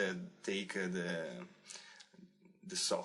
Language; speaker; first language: English; non-native, learner; Italian